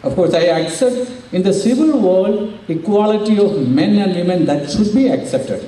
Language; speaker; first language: English; non-native, local second language; Malayalam